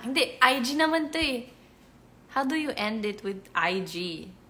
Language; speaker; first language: English; non-native, local second language; Filipino